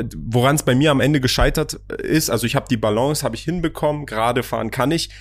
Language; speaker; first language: German; early bilingual, other home language; Persian